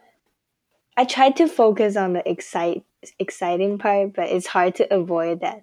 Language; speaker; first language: English; non-native, fluent; Chinese